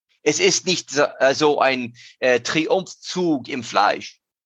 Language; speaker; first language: German; native; German